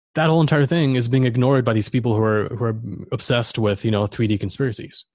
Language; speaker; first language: English; non-native, fluent; German